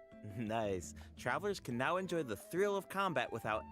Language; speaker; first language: English; native; English